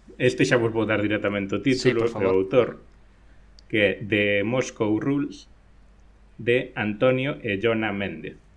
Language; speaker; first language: Galician; non-native, local second language; Spanish